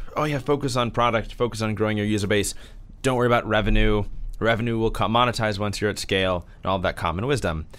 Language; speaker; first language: English; native; English